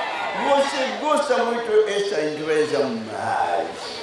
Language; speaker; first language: Portuguese; non-native, learner; Lingala